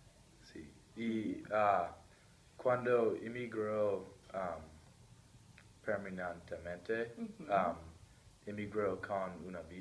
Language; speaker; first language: Spanish; non-native, learner; English